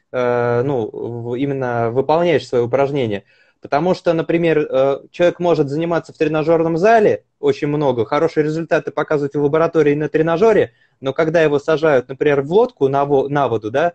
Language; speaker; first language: Russian; native; Russian